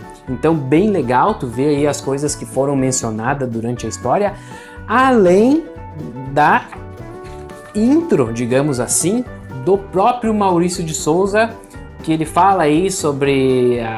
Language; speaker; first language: Portuguese; native; Portuguese